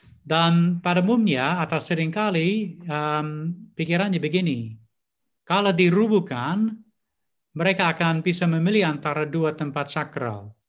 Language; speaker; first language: Indonesian; non-native, fluent; English